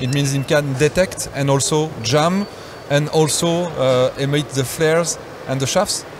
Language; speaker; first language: English; non-native, fluent; French